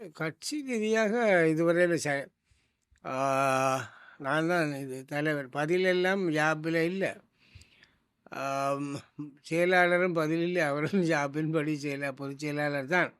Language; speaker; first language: Tamil; native; Tamil